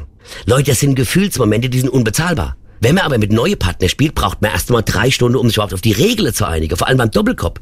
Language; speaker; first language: German; native; German